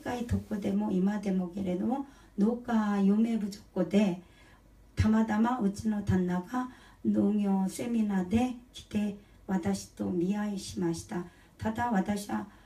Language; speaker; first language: Japanese; non-native, learner; Korean